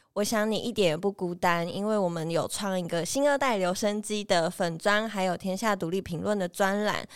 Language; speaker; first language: Chinese; native; Chinese